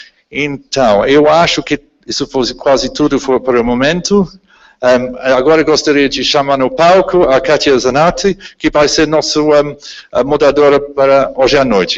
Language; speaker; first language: Portuguese; non-native, fluent; English